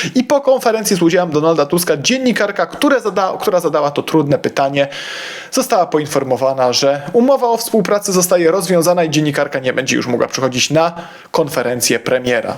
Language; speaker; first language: Polish; native; Polish